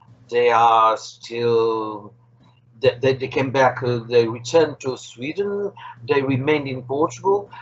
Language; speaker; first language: English; non-native, fluent; Portuguese